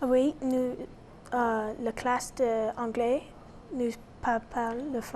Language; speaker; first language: French; non-native, local second language; English